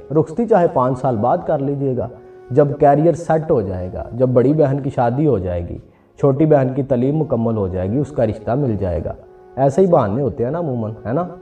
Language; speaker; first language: Urdu; non-native, local second language; Punjabi